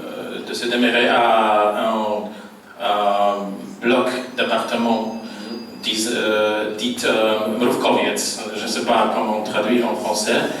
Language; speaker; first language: French; non-native, fluent; Polish